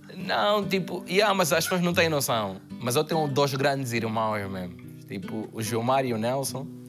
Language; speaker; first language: Portuguese; native; Portuguese